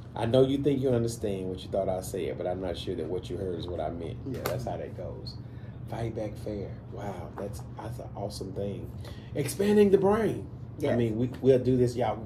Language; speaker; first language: English; native; English